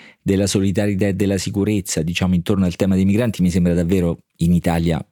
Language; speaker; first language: Italian; native; Italian